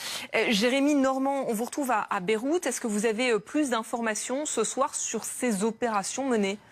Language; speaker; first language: French; native; French